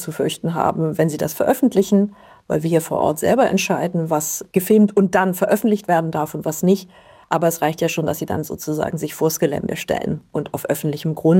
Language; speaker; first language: German; native; German